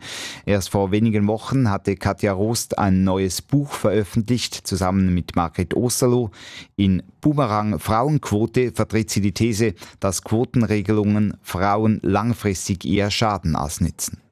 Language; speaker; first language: German; native; German